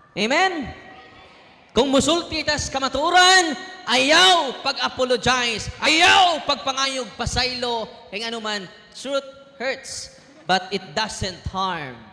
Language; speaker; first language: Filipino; native; Filipino